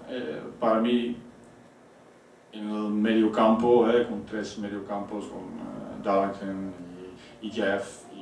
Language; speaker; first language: Spanish; non-native, fluent; Dutch